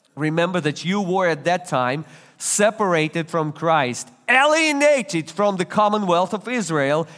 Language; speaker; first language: English; non-native, fluent; Russian